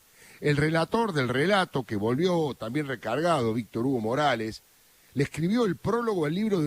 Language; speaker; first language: Spanish; native; Spanish